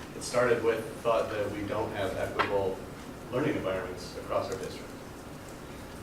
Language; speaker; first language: English; native; English